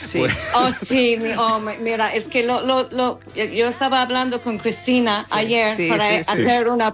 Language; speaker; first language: Spanish; non-native, fluent; English